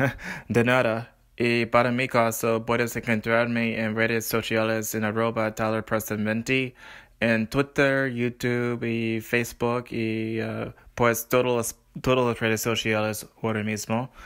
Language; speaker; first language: Spanish; non-native, learner; English